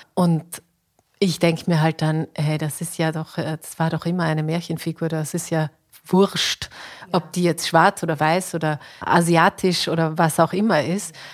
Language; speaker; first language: German; native; German